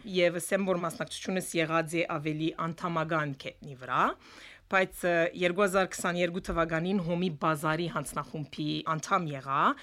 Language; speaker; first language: Armenian; early bilingual, heritage; Armenian